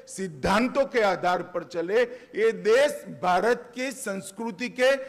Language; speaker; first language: Hindi; non-native, local second language; Gujarati